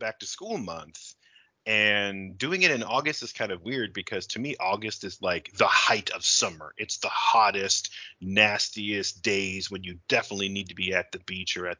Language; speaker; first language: English; native; English